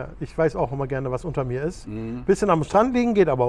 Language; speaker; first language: German; native; German